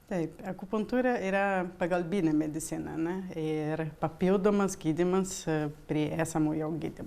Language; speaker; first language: Lithuanian; early bilingual, heritage; Lithuanian